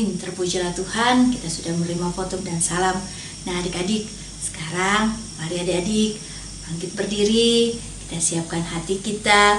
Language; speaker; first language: Indonesian; native; Indonesian